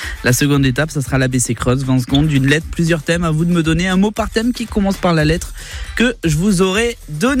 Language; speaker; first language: French; native; French